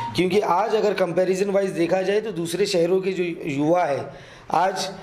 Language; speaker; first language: Hindi; non-native, local second language; Urdu